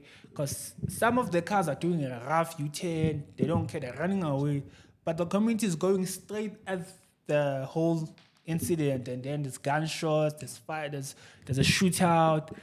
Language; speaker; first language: English; non-native, local second language; Zulu